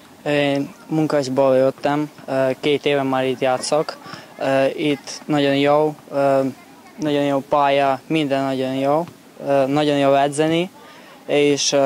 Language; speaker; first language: Hungarian; non-native, learner; Ukrainian